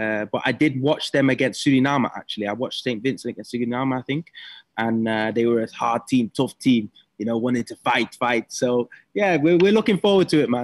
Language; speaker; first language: English; native; English